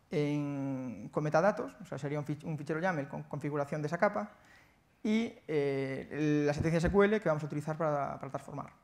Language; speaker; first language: Spanish; native; Spanish